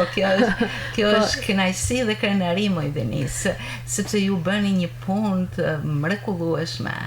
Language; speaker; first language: Albanian; native; Albanian